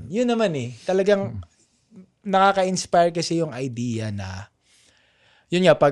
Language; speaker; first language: Filipino; native; Filipino